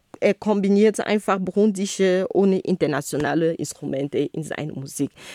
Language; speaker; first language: German; non-native, fluent; Rundi